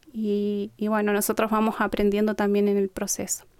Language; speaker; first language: Spanish; non-native, local second language; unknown